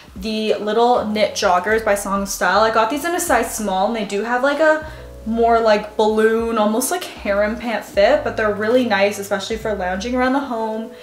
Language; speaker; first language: English; native; English